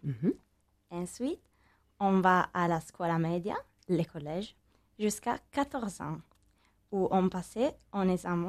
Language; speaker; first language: French; non-native, learner; Italian